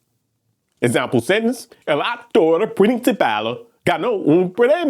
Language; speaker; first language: Spanish; non-native, learner; English